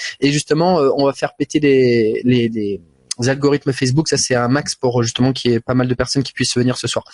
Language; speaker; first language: French; native; French